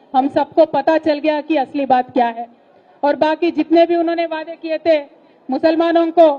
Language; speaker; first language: Hindi; non-native, local second language; Telugu